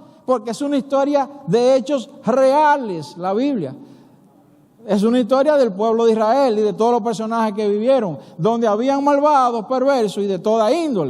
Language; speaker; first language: Spanish; native; Spanish